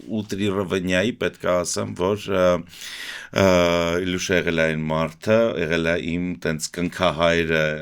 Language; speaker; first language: Armenian; native; Armenian